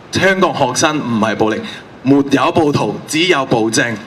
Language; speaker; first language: Chinese; non-native, fluent; Spanish